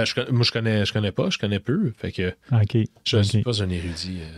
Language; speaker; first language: French; native; French